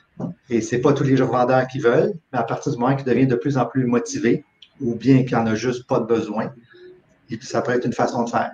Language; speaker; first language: French; native; French